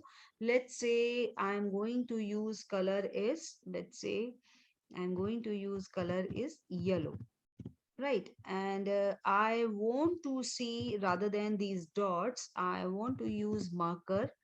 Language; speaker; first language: English; non-native, local second language; Hindi